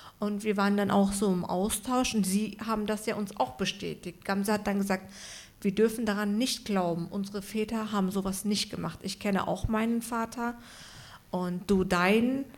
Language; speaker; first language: German; early bilingual, other home language; Turkish